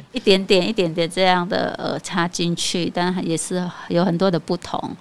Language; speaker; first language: Chinese; non-native, fluent; Khmer